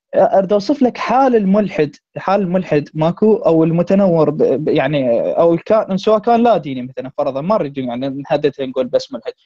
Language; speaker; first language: Arabic; native; Arabic